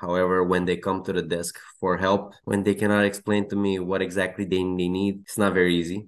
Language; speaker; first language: English; non-native, fluent; Bulgarian